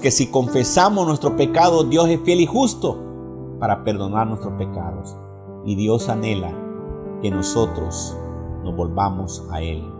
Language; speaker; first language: Spanish; native; Spanish